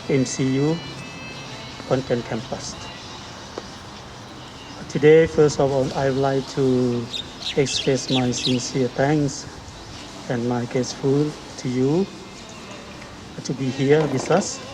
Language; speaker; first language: English; non-native, learner; Thai